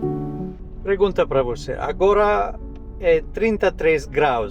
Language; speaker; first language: Portuguese; non-native, learner; English